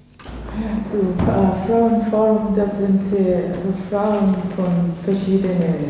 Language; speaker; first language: German; non-native, fluent; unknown